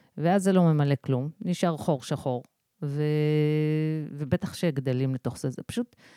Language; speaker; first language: Hebrew; early bilingual, other home language; English